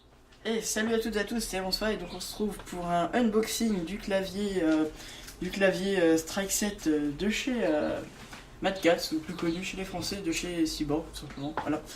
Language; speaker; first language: French; native; French